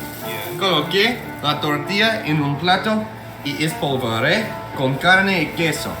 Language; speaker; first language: Spanish; non-native, learner; English